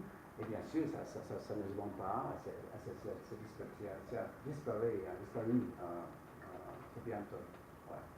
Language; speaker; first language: French; non-native, fluent; English